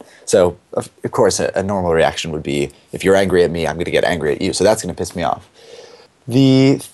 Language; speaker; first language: English; native; English